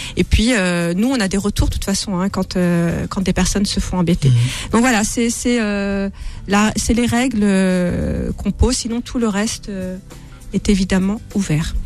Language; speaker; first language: French; native; French